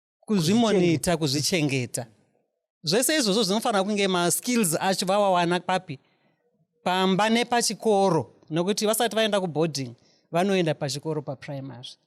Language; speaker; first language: Shona; non-native, local second language; North Ndebele